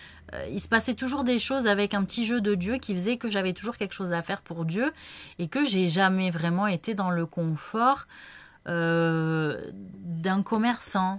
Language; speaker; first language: French; native; French